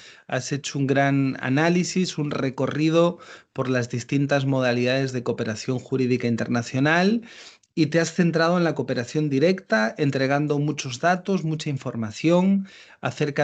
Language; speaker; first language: Spanish; native; Spanish